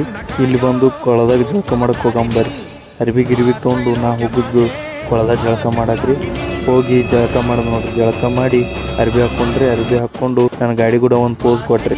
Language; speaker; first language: Kannada; native; Kannada